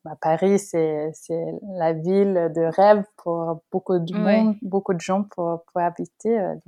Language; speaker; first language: French; non-native, fluent; Norwegian